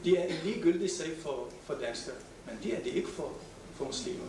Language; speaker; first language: Danish; non-native, local second language; Arabic